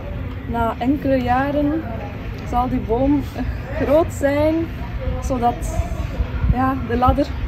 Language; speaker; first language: Dutch; non-native, fluent; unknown